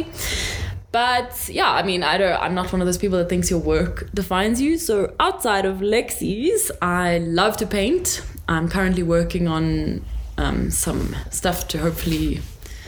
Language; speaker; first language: English; native; English